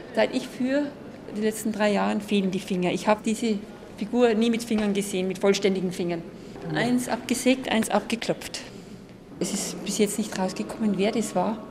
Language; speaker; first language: German; native; German